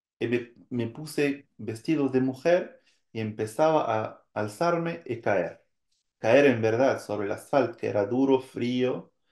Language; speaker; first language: Spanish; non-native, fluent; French